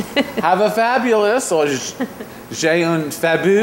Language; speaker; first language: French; non-native, learner; English